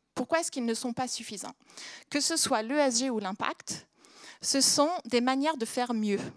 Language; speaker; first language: French; native; French